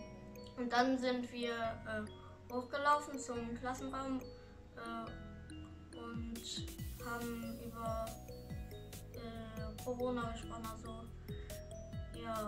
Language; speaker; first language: German; early bilingual, other home language; Indonesian